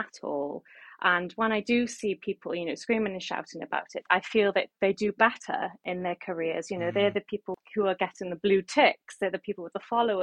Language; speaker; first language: English; native; English